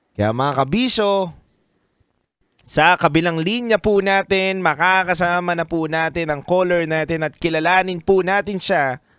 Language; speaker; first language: Filipino; native; Filipino